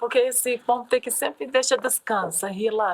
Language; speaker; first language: Portuguese; non-native, learner; Arabic